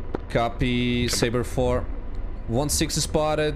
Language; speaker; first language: English; non-native, fluent; Portuguese